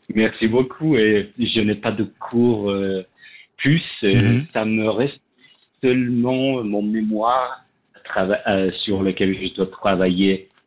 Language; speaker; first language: French; non-native, fluent; Persian